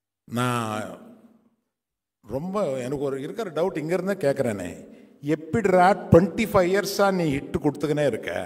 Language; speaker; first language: Tamil; non-native, local second language; Telugu